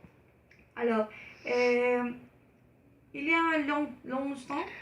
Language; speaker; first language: French; non-native, learner; Spanish